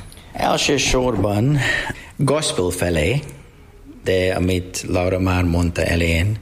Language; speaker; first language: Hungarian; non-native, learner; English